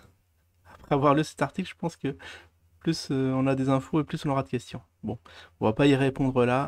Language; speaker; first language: French; native; French